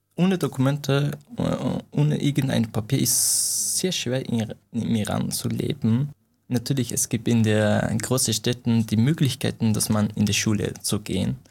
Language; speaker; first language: German; non-native, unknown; Persian